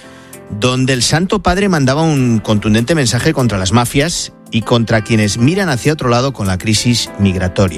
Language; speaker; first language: Spanish; native; Spanish